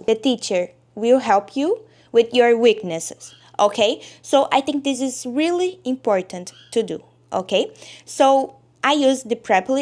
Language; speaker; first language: English; non-native, learner; Portuguese